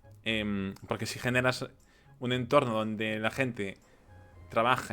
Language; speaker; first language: Spanish; native; Spanish